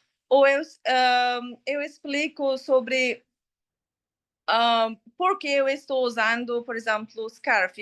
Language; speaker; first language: Portuguese; non-native, learner; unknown